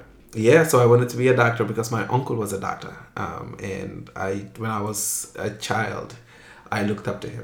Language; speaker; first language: English; non-native, local second language; Wolof